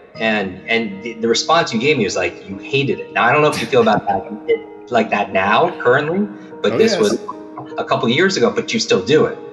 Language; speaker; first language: English; native; English